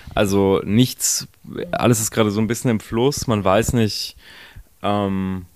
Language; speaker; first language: German; native; German